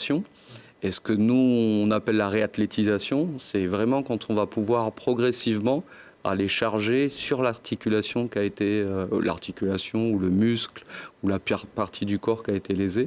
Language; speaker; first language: French; native; French